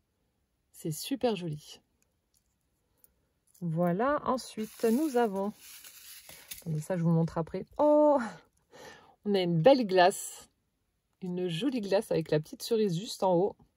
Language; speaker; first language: French; native; French